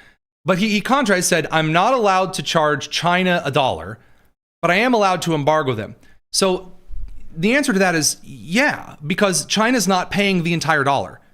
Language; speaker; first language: English; native; English